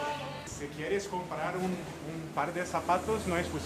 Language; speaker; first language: Spanish; non-native, fluent; Portuguese